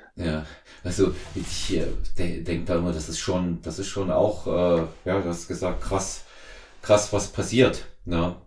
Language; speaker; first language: German; native; German